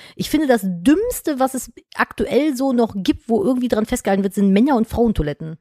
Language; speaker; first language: German; native; German